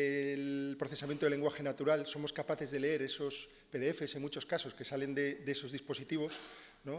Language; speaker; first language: Spanish; native; Spanish